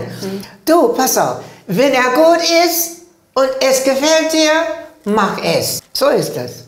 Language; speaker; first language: German; non-native, learner; English